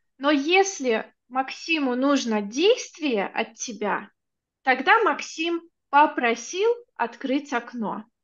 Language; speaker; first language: Russian; native; Russian